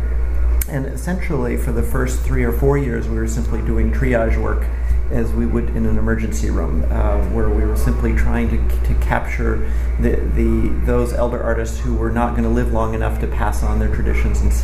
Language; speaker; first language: English; native; English